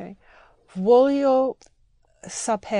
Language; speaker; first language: Italian; non-native, learner; English